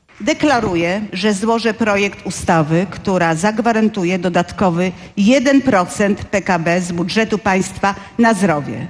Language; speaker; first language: Polish; native; Polish